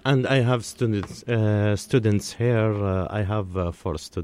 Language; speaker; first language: English; non-native, learner; Arabic